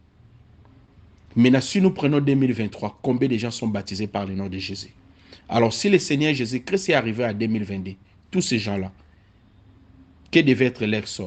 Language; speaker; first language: French; non-native, local second language; Lingala